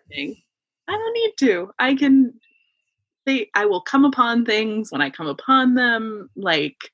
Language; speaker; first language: English; early bilingual, other home language; Yoruba